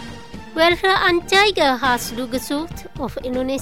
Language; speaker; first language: German; non-native, fluent; Indonesian